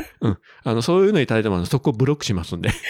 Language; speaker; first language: Japanese; native; Japanese